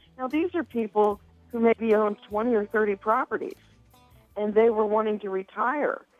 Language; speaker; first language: English; native; English